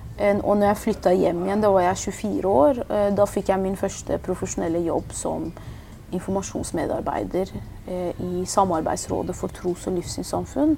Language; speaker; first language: Norwegian; early bilingual, other home language; Persian